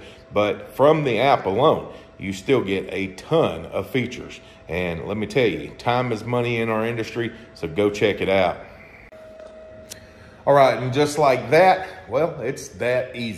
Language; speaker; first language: English; native; English